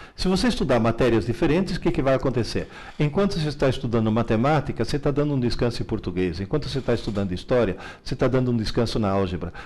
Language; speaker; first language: Portuguese; early bilingual, other home language; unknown